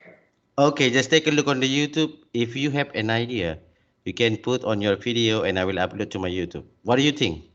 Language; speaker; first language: English; non-native, learner; Indonesian